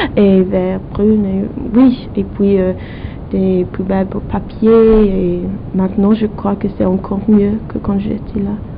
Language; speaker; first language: French; non-native, fluent; English